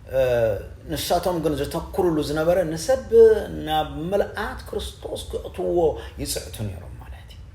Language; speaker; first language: Tigrinya; native; Tigrinya